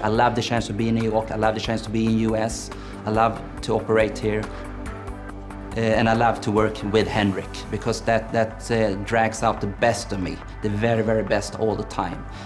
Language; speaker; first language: English; non-native, fluent; Swedish